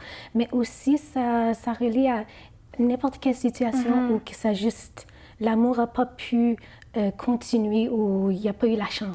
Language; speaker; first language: French; non-native, fluent; Arabic